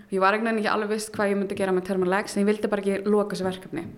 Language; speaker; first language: Icelandic; early bilingual, heritage; German